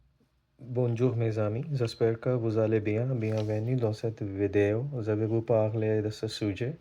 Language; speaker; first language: French; non-native, learner; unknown